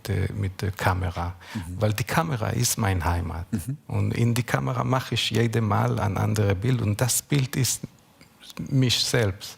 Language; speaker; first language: German; non-native, learner; Hebrew